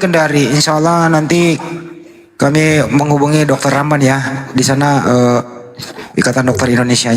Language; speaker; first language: Indonesian; native; Indonesian